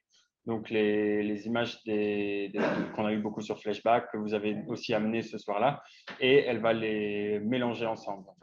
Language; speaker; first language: French; native; French